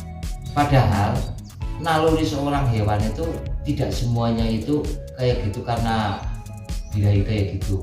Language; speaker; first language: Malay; non-native, local second language; Javanese